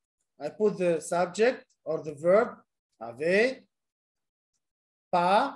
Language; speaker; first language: English; non-native, fluent; Arabic